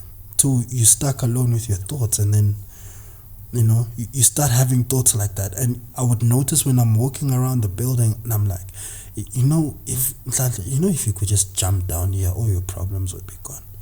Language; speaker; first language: English; non-native, local second language; Zulu